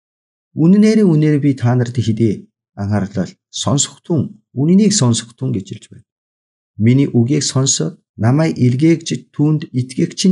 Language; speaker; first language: Mongolian; non-native, fluent; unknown